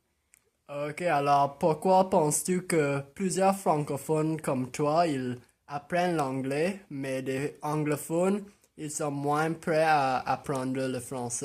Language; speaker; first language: French; non-native, local second language; English